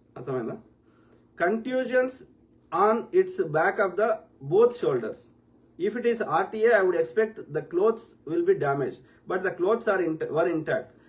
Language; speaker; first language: English; non-native, local second language; Telugu